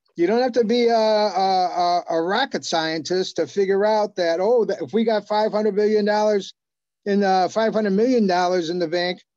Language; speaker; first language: English; native; English